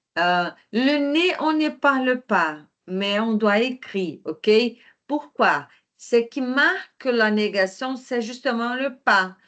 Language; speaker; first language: French; non-native, fluent; Portuguese